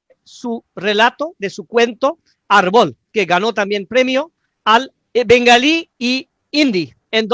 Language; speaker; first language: Spanish; non-native, fluent; Bangla